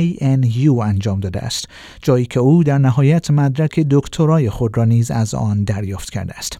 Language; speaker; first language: Persian; native; Persian